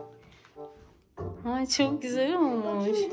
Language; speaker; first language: Turkish; native; Turkish